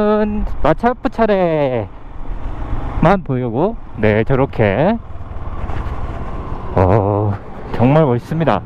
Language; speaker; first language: Korean; native; Korean